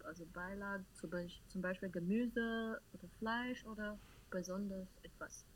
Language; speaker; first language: German; non-native, learner; Chinese